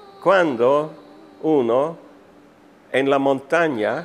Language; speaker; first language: Spanish; non-native, fluent; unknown